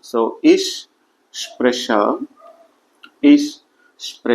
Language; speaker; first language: German; non-native, fluent; Telugu